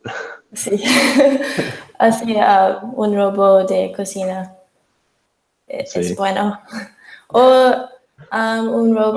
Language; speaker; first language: Spanish; non-native, learner; English